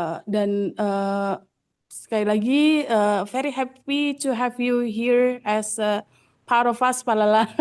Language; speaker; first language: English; non-native, fluent; Indonesian